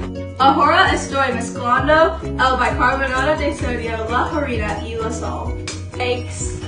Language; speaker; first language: Spanish; non-native, learner; English